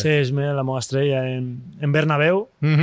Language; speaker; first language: Portuguese; non-native, learner; Spanish